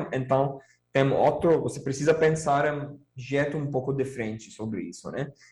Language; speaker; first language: Portuguese; non-native, fluent; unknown